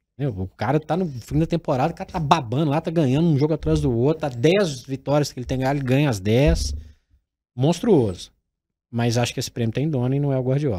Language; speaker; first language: Portuguese; native; Portuguese